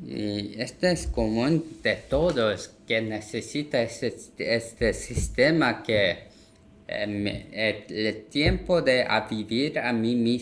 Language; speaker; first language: Spanish; non-native, learner; Korean